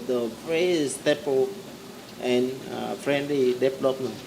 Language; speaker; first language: English; non-native, learner; Vietnamese